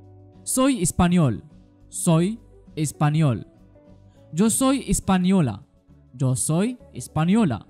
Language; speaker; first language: Spanish; non-native, fluent; Arabic